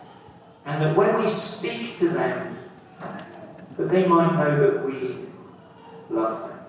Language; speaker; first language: English; native; English